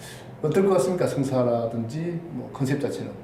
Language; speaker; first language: Korean; native; Korean